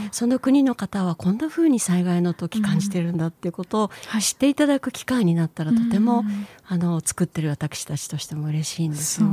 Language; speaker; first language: Japanese; native; Japanese